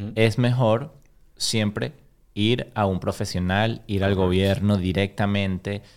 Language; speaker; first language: Spanish; native; Spanish